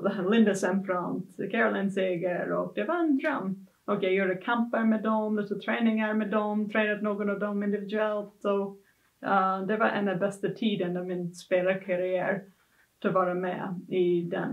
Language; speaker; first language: Swedish; non-native, fluent; English